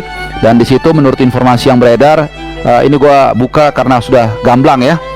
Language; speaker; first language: Indonesian; native; Indonesian